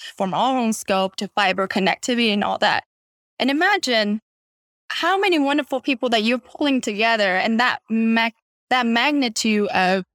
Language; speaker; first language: English; non-native, fluent; Chinese